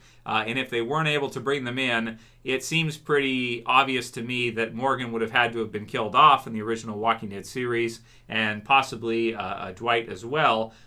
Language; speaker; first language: English; native; English